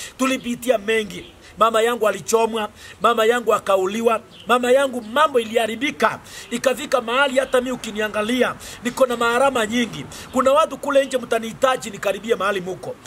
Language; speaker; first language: Swahili; non-native, local second language; Gusii